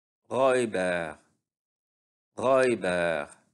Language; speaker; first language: German; non-native, fluent; Arabic